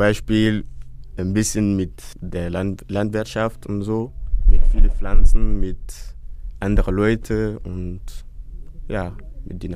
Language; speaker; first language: German; non-native, fluent; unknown